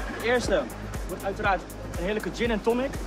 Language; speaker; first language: Dutch; native; Dutch